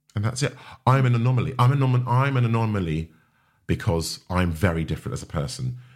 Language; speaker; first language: English; native; English